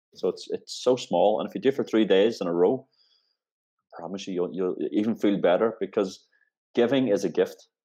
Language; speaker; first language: English; native; English